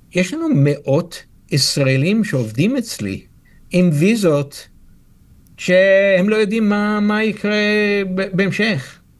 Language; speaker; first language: Hebrew; non-native, fluent; English